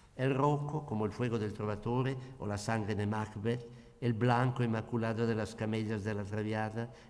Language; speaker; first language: Spanish; non-native, learner; Italian